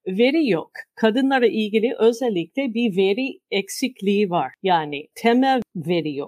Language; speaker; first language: Turkish; non-native, fluent; English